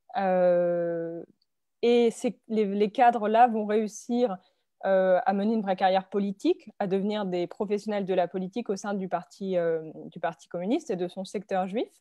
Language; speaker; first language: French; native; French